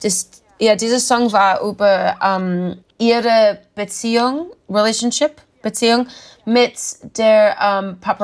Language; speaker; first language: German; non-native, learner; English